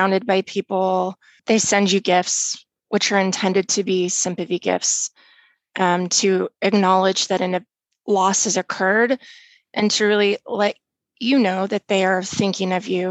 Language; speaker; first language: English; native; English